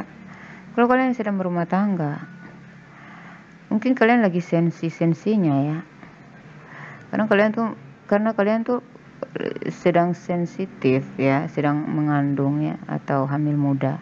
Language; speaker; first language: Indonesian; native; Indonesian